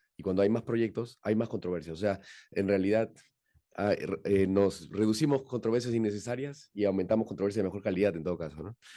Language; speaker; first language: Spanish; native; Spanish